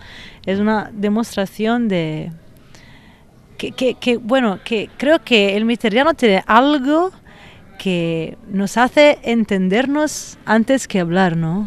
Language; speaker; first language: Spanish; non-native, fluent; Italian